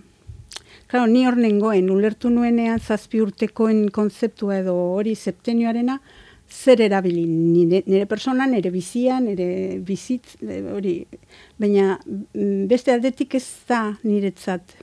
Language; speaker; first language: Basque; non-native, local second language; Spanish